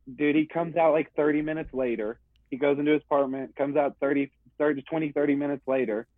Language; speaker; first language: English; native; English